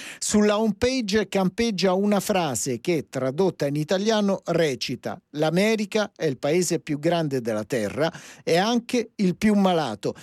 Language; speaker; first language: Italian; native; Italian